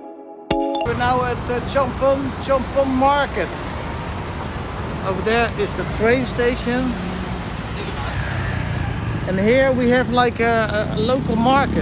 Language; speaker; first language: English; non-native, learner; Dutch